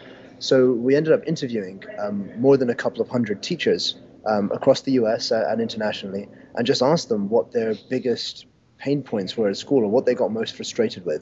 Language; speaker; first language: English; native; English